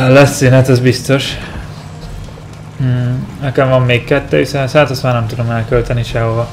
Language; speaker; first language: Hungarian; native; Hungarian